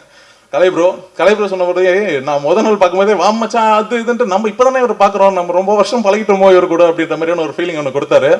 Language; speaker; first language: Tamil; native; Tamil